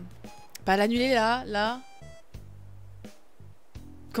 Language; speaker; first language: French; native; French